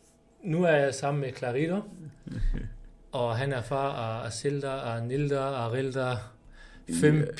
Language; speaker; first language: Danish; non-native, fluent; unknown